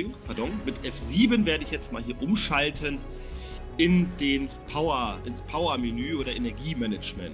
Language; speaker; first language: German; native; German